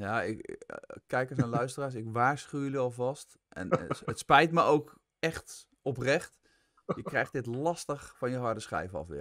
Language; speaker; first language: Dutch; native; Dutch